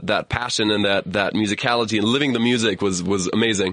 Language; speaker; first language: English; non-native, fluent; German